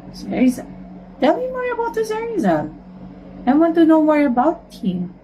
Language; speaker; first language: English; non-native, local second language; Filipino